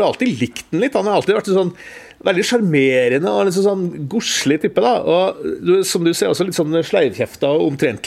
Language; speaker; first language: Norwegian; native; Norwegian